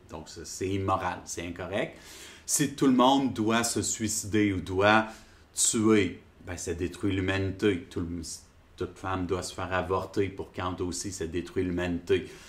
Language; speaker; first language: French; native; French